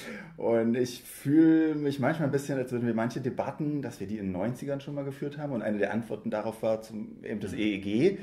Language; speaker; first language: German; native; German